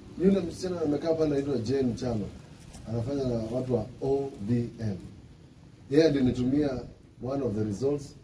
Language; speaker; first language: Swahili; non-native, local second language; Kamba